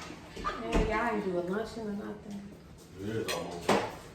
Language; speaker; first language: English; native; English